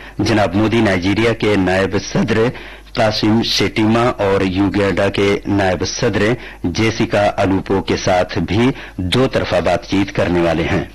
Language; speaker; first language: Urdu; native; Urdu